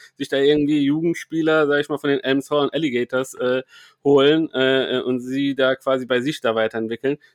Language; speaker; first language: German; non-native, fluent; Spanish